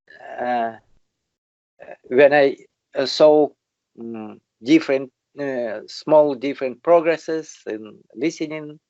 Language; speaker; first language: English; non-native, learner; Russian